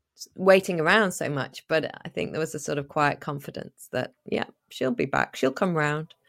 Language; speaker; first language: English; native; English